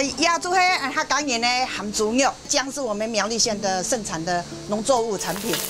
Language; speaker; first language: Chinese; native; Chinese